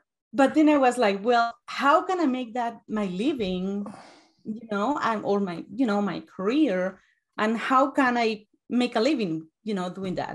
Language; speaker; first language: English; non-native, fluent; Spanish